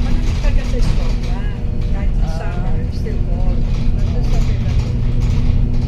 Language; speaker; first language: Filipino; native; Filipino